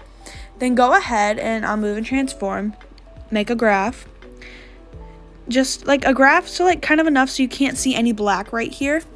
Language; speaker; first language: English; native; English